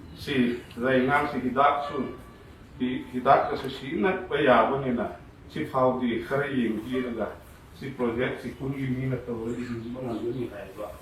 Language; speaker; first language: Manipuri; non-native, local second language; Thado Chin